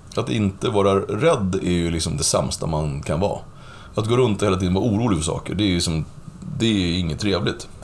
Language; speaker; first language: Swedish; native; Swedish